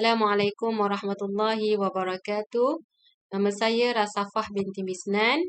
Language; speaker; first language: Malay; native; Malay